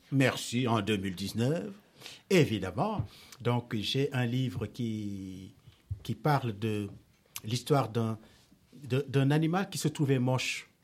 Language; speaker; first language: French; non-native, local second language; Wolof